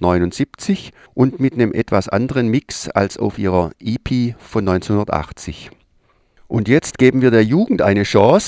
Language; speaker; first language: German; native; German